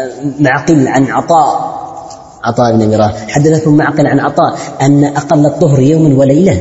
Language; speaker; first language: Arabic; non-native, fluent; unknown